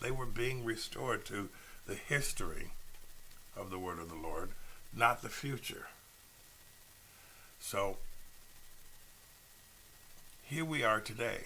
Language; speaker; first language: English; native; English